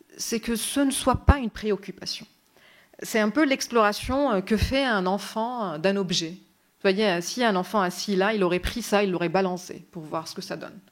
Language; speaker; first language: French; non-native, local second language; Arabic